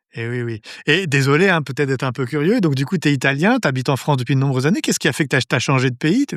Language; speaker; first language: French; native; French